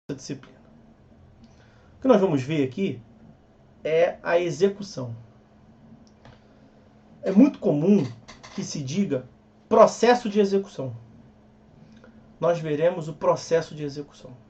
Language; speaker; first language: Portuguese; native; Portuguese